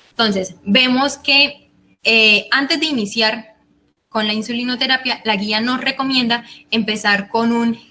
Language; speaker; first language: Spanish; native; Spanish